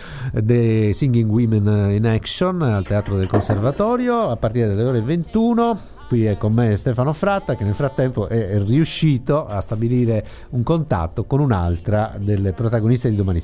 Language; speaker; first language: Italian; native; Italian